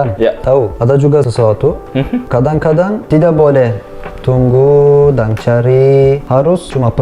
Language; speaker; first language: Indonesian; non-native, learner; Turkish